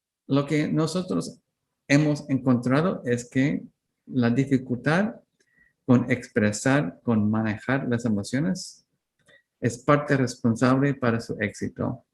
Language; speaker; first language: Spanish; non-native, learner; English